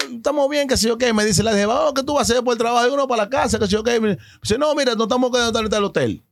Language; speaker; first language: Spanish; native; Spanish